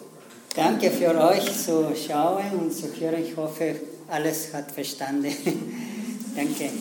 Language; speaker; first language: German; non-native, learner; Spanish